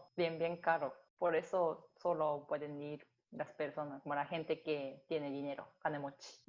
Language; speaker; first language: Spanish; non-native, learner; Japanese